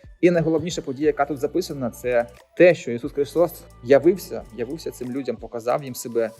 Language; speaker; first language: Ukrainian; native; Ukrainian